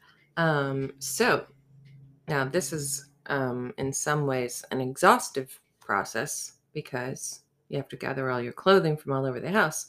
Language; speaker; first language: English; native; English